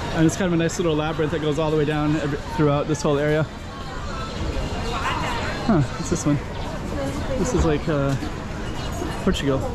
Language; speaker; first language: English; native; English